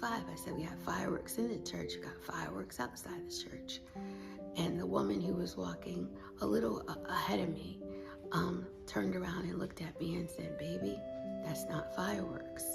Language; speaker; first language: English; native; English